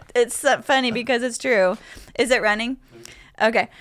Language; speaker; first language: English; native; English